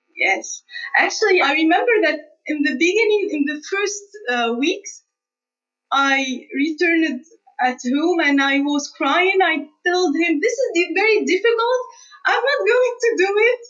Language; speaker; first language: English; non-native, fluent; Arabic